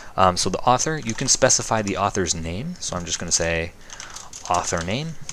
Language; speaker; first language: English; native; English